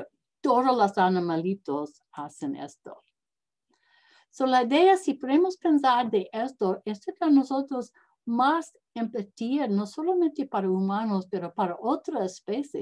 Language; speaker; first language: Spanish; non-native, learner; English